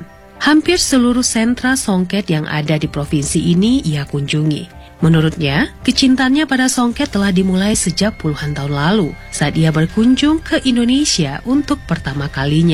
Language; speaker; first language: Indonesian; native; Indonesian